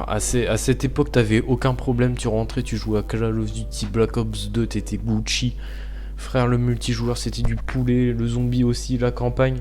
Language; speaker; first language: French; native; French